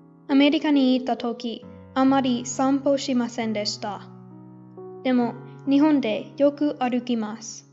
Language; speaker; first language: Japanese; non-native, learner; English